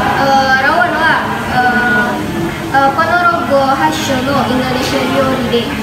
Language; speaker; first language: Japanese; non-native, learner; Indonesian